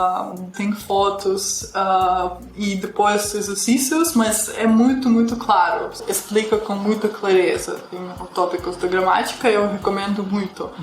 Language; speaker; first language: Portuguese; non-native, fluent; Russian